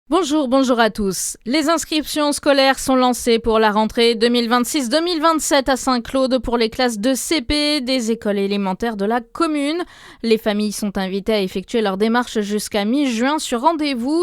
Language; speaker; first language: French; native; French